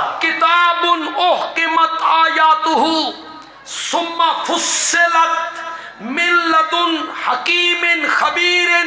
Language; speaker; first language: Urdu; non-native, local second language; Punjabi